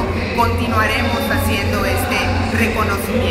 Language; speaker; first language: Spanish; native; Spanish